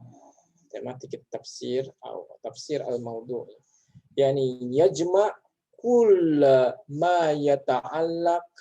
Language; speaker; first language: Arabic; non-native, fluent; Indonesian